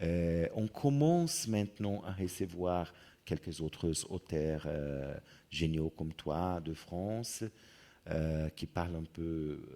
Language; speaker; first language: French; non-native, fluent; Portuguese